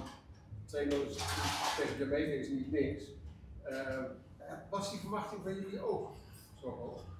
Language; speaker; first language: Dutch; non-native, local second language; Papiamento